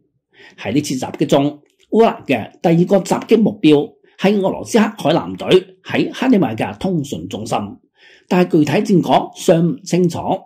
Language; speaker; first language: Chinese; non-native, local second language; Cantonese